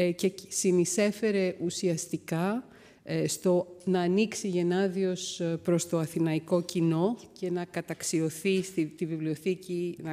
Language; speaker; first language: Greek; native; Greek